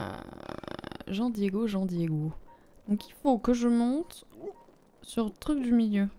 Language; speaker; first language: French; native; French